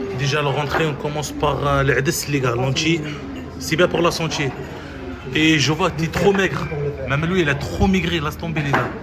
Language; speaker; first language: French; non-native, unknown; Arabic